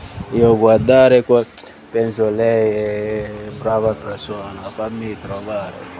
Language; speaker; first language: Italian; non-native, learner; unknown